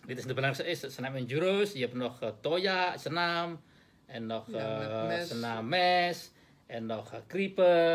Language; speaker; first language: Dutch; non-native, learner; Indonesian